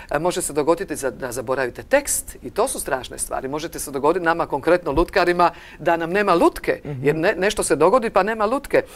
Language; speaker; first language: Croatian; native; Croatian